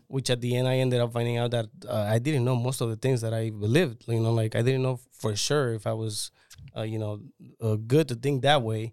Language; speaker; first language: English; early bilingual, other home language; Spanish